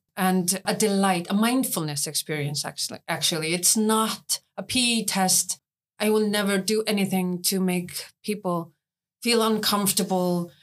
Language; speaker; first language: English; non-native, fluent; Icelandic